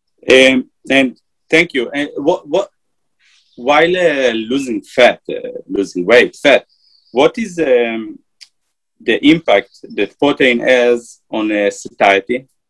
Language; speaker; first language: English; non-native, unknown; Hebrew